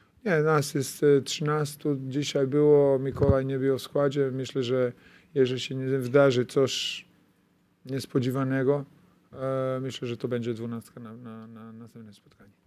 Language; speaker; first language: Polish; non-native, fluent; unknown